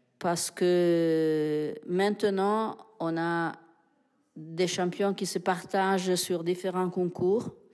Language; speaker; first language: French; non-native, fluent; Italian